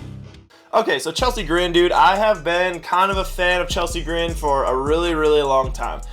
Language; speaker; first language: English; native; English